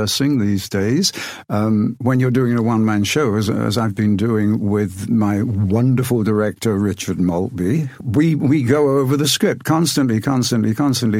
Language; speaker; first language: English; native; English